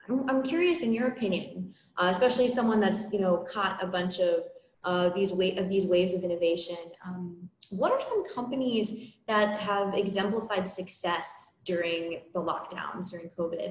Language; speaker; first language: English; native; English